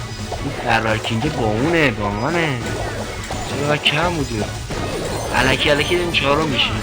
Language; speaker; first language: Persian; native; Persian